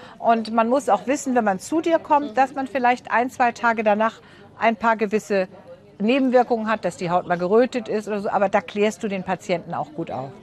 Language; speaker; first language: German; native; German